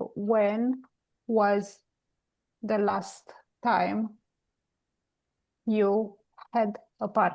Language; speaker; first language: English; non-native, learner; Romanian